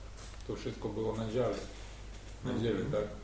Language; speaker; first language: Polish; non-native, learner; Russian